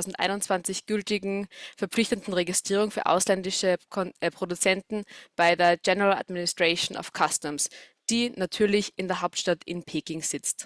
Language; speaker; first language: German; native; German